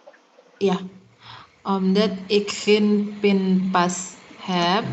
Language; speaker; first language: Dutch; non-native, learner; Indonesian